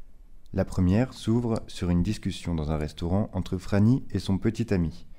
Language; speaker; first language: French; native; French